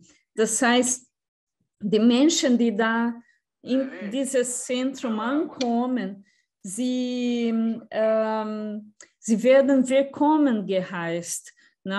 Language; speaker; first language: German; non-native, fluent; Portuguese